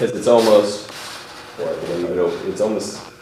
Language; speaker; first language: English; native; English